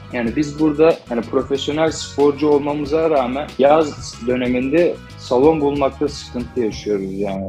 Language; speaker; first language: Turkish; native; Turkish